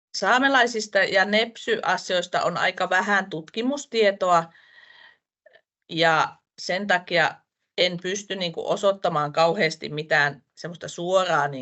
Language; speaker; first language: Finnish; non-native, local second language; Northern Sami